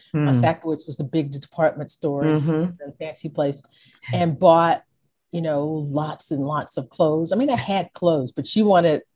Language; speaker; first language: English; native; English